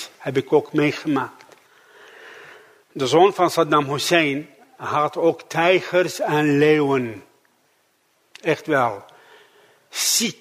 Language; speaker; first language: Dutch; non-native, fluent; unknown